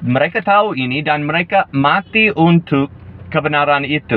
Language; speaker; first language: Indonesian; non-native, fluent; English